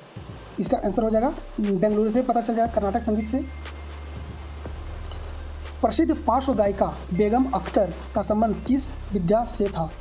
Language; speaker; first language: Hindi; native; Hindi